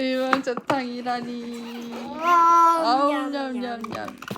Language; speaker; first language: Korean; native; Korean